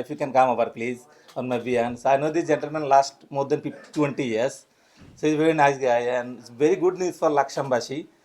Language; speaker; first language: English; non-native, local second language; Bangla